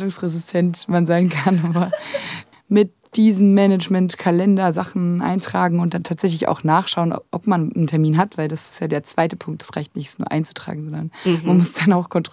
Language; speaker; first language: German; native; German